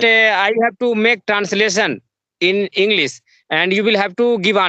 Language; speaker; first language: English; non-native, learner; Hindi